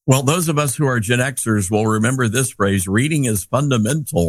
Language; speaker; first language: English; native; English